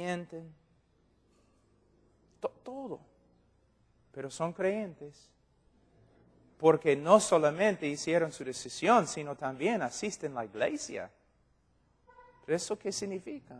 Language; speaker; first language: Spanish; non-native, fluent; English